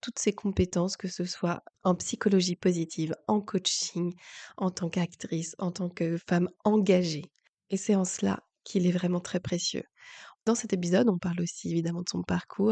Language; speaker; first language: French; native; French